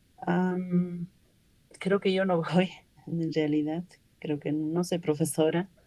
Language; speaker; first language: Spanish; non-native, local second language; Aymara